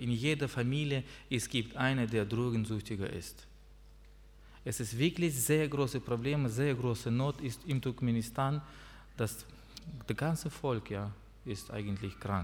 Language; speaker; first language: German; non-native, learner; Russian